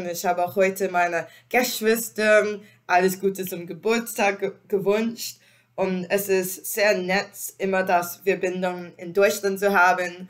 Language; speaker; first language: German; non-native, learner; English